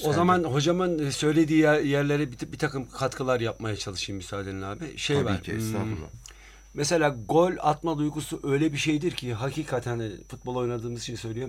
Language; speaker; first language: Turkish; native; Turkish